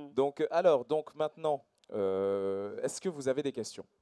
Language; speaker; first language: French; native; French